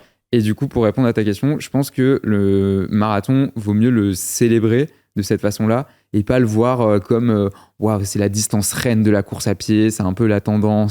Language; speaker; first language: French; native; French